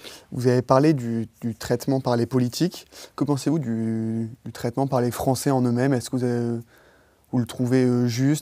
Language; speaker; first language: French; native; French